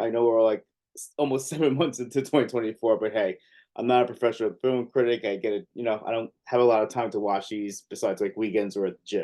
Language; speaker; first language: English; native; English